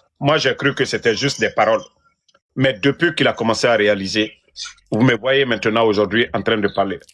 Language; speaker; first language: French; non-native, local second language; Mandingo